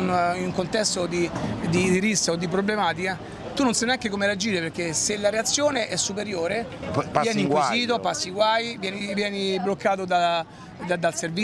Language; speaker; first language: Italian; native; Italian